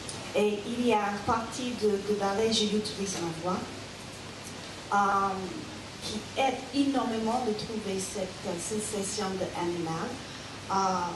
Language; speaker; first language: French; non-native, fluent; English